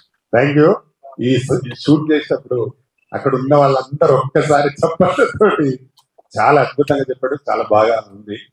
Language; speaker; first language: Telugu; native; Telugu